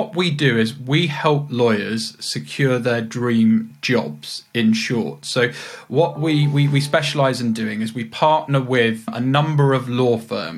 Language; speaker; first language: English; native; English